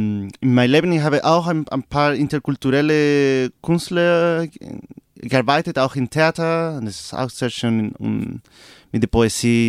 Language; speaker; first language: German; non-native, learner; Spanish